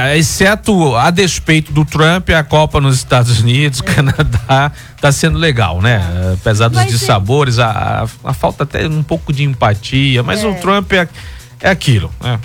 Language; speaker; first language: Portuguese; native; Portuguese